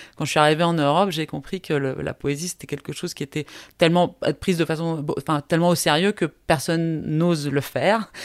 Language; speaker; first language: French; early bilingual, heritage; Spanish